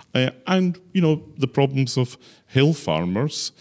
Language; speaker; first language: English; native; English